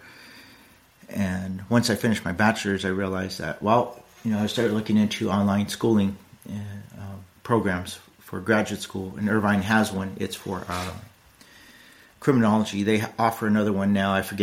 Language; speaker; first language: English; native; English